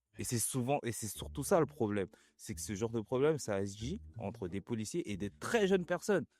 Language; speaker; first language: French; early bilingual, other home language; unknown